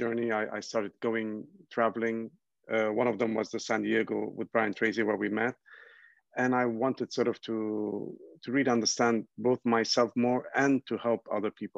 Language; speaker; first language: English; non-native, local second language; Arabic